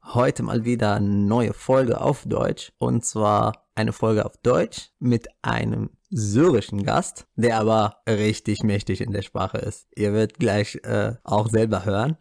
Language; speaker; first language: German; non-native, fluent; Arabic